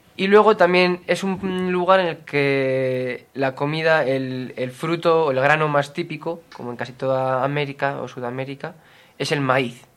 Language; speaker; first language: Spanish; native; Spanish